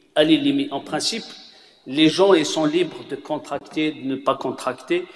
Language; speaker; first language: French; non-native, local second language; Kabyle